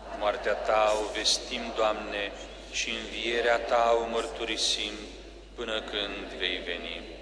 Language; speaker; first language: Romanian; native; Romanian